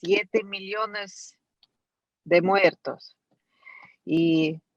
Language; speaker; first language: Spanish; non-native, fluent; Russian